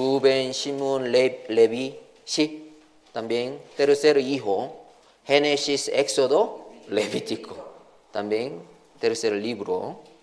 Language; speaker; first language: Spanish; non-native, learner; Korean